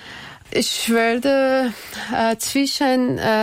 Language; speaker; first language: German; non-native, learner; Persian